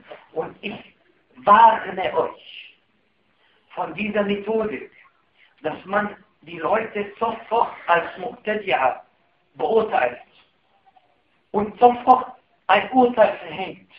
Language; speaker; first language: German; non-native, fluent; Arabic